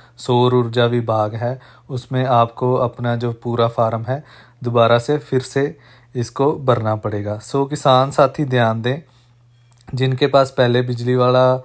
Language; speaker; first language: Hindi; non-native, local second language; Punjabi